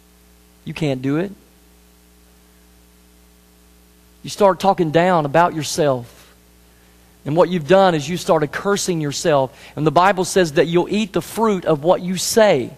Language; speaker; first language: English; native; English